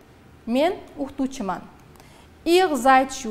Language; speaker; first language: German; non-native, fluent; Uzbek